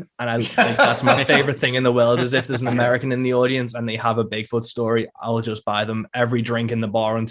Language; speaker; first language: English; native; English